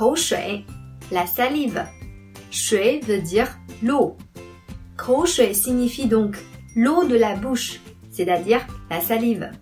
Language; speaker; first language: French; non-native, fluent; Chinese